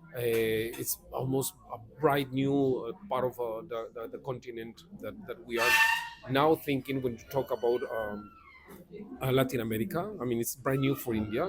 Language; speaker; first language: English; non-native, fluent; Spanish